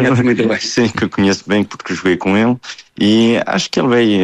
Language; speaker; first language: Portuguese; early bilingual, heritage; Portuguese